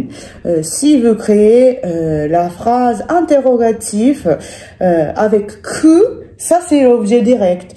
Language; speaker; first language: French; non-native, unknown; Japanese